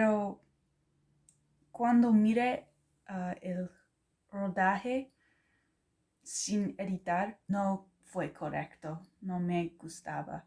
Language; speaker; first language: Spanish; non-native, learner; English